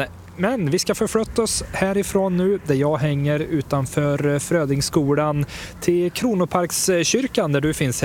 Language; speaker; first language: Swedish; native; Swedish